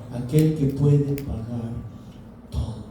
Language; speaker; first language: Spanish; native; Spanish